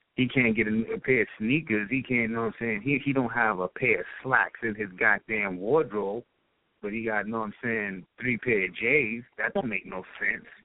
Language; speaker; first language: English; native; English